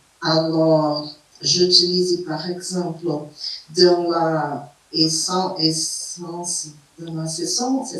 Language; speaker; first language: French; non-native, fluent; Portuguese